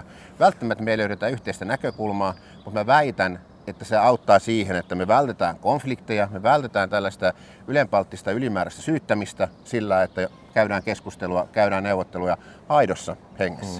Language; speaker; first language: Finnish; native; Finnish